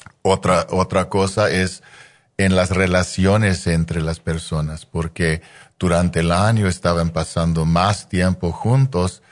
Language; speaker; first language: Spanish; non-native, fluent; English